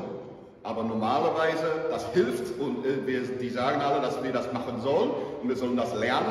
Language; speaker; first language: German; non-native, fluent; English